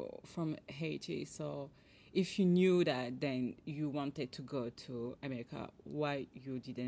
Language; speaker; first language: English; non-native, fluent; French